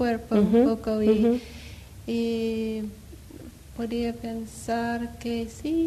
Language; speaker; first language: Spanish; non-native, learner; English